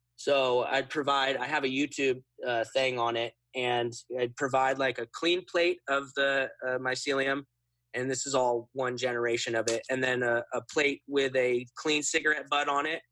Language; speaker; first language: English; native; English